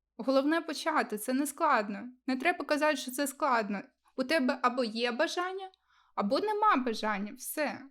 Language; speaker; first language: Ukrainian; non-native, local second language; Russian